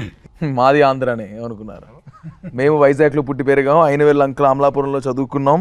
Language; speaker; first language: Telugu; native; Telugu